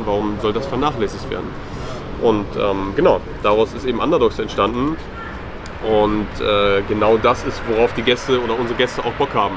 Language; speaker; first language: German; native; German